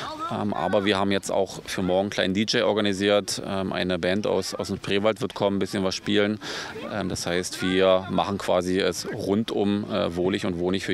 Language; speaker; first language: German; native; German